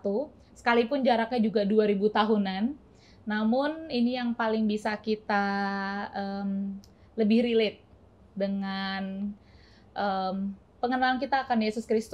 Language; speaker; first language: Indonesian; native; Indonesian